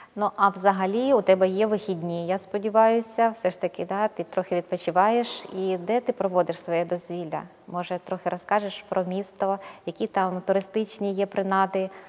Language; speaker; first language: Ukrainian; native; Ukrainian